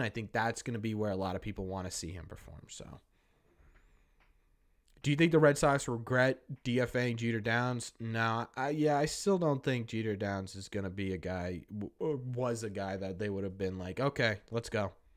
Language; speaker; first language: English; native; English